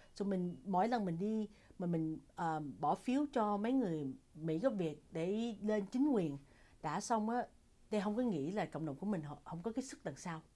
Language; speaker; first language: Vietnamese; early bilingual, heritage; Vietnamese